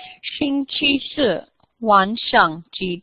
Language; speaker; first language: Chinese; non-native, learner; English